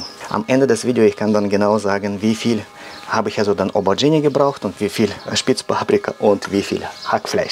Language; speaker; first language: German; non-native, learner; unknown